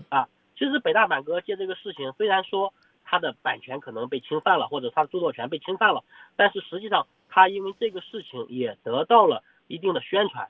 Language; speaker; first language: Chinese; native; Chinese